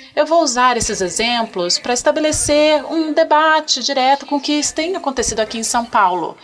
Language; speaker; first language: Portuguese; non-native, fluent; French